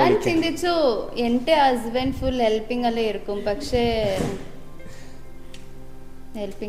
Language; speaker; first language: Malayalam; non-native, learner; Tamil